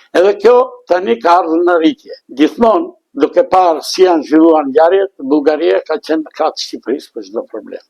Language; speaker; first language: Albanian; non-native, local second language; Bulgarian